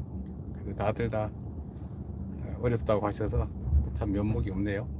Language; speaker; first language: Korean; native; Korean